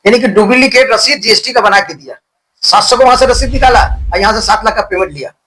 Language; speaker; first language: Hindi; non-native, local second language; Bangla